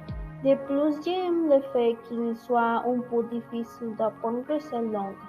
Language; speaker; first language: French; non-native, learner; Spanish